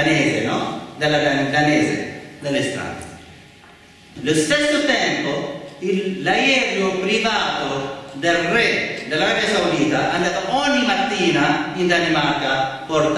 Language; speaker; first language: Italian; non-native, fluent; Arabic